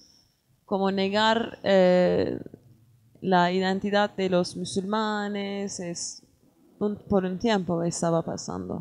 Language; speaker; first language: Spanish; non-native, learner; Kurdish